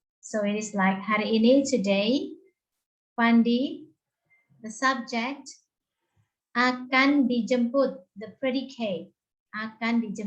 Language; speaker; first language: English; non-native, fluent; Indonesian